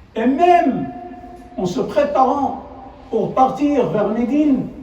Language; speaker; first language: French; non-native, local second language; Arabic